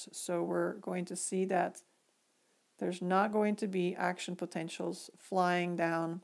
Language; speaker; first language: English; native; English